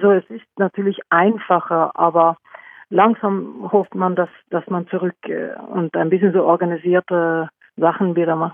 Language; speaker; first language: German; non-native, fluent; Norwegian